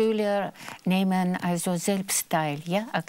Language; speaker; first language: German; non-native, fluent; Russian